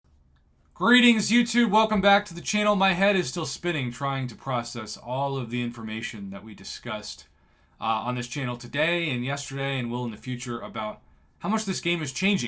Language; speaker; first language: English; native; English